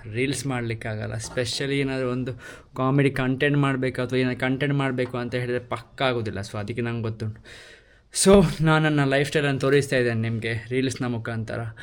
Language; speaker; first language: Kannada; non-native, local second language; Tulu